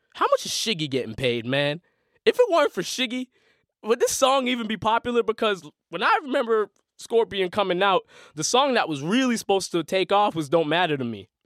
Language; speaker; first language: English; native; English